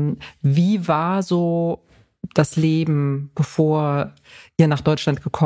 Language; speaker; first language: German; native; German